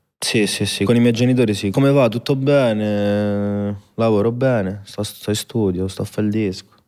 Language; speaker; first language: Italian; native; Italian